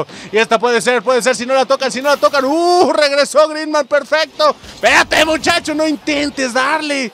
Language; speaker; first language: Spanish; native; Spanish